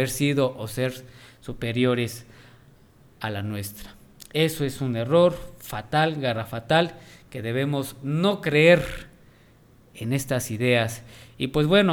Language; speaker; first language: Spanish; non-native, local second language; Nahuatl languages